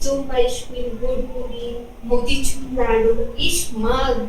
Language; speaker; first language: German; non-native, learner; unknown